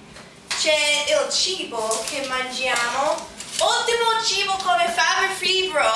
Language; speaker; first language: Italian; non-native, learner; English